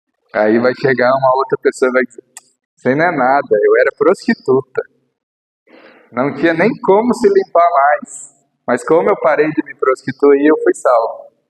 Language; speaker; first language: Portuguese; native; Portuguese